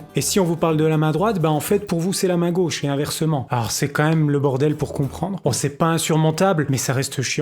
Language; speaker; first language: French; native; French